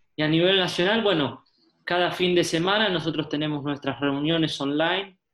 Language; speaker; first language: Spanish; native; Spanish